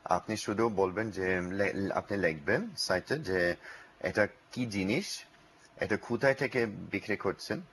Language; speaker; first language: Bangla; non-native, learner; English